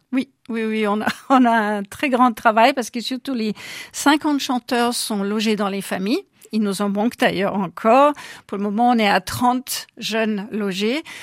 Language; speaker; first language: French; non-native, fluent; German